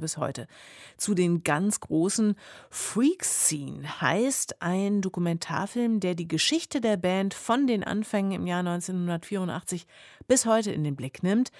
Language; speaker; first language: German; native; German